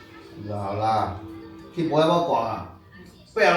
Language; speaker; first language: Chinese; native; Chinese